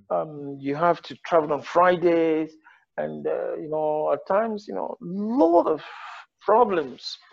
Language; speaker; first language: English; non-native, local second language; Yoruba